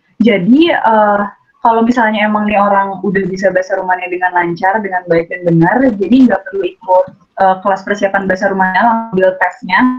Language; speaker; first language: Indonesian; native; Indonesian